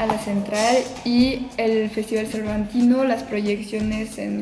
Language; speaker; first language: Spanish; non-native, learner; French